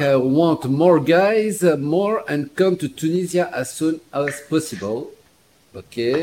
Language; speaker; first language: English; non-native, learner; Arabic